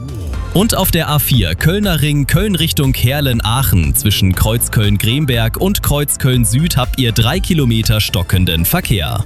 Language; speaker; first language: German; native; German